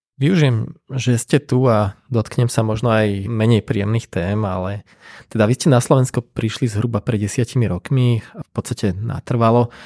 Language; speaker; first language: Slovak; native; Slovak